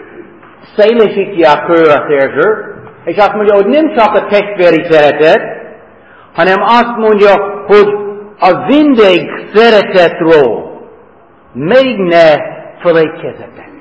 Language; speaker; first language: Hungarian; non-native, fluent; English